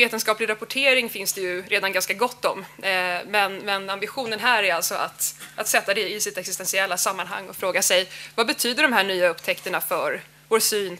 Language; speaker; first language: Swedish; native; Swedish